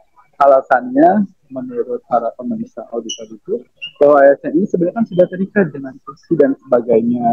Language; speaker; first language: Indonesian; native; Indonesian